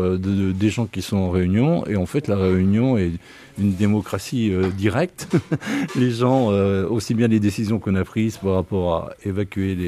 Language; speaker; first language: French; native; French